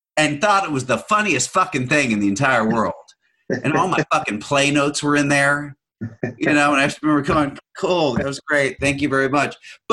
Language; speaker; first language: English; native; English